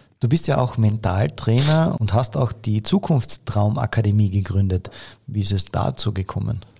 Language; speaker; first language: German; native; German